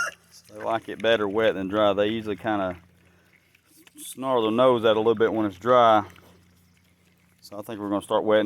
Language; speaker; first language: English; native; English